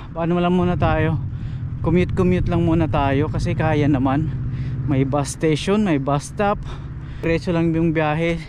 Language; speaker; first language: Filipino; native; Filipino